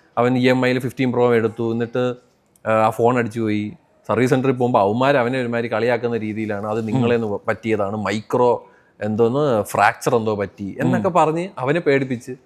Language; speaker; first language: Malayalam; native; Malayalam